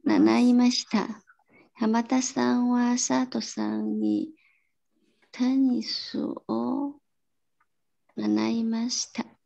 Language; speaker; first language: Japanese; non-native, learner; Chinese